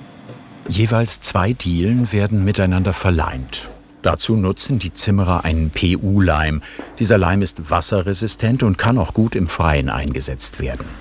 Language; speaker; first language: German; native; German